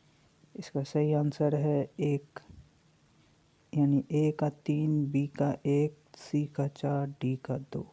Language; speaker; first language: Hindi; native; Hindi